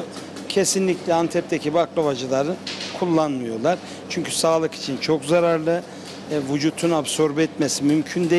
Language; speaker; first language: Turkish; native; Turkish